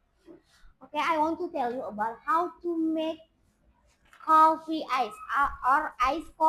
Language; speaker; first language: English; non-native, learner; Indonesian